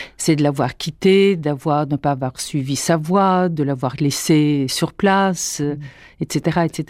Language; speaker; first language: French; non-native, fluent; Bulgarian